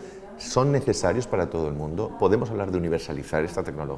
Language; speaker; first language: Spanish; native; Spanish